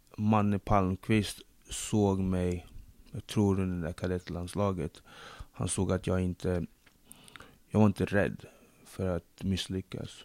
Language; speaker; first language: Swedish; early bilingual, other home language; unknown